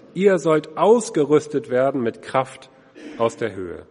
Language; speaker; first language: German; native; German